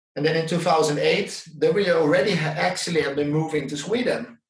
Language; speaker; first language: English; non-native, fluent; Dutch